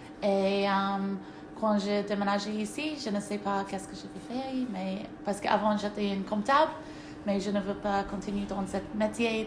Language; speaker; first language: French; non-native, learner; English